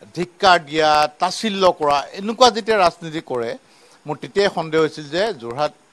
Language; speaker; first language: Assamese; native; Assamese